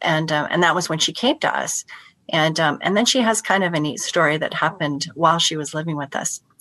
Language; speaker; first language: English; native; English